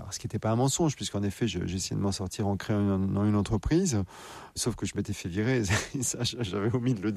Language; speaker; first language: French; native; French